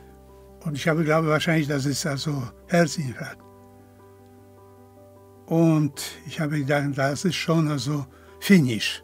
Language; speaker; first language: German; non-native, fluent; Polish